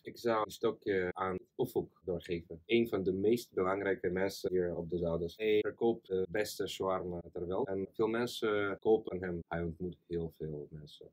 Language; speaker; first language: Dutch; non-native, fluent; Russian